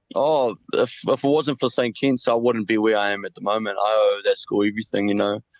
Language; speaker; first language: English; early bilingual, other home language; Samoan